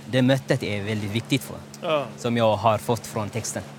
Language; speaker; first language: Swedish; non-native, learner; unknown